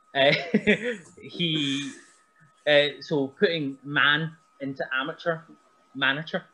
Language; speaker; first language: English; native; English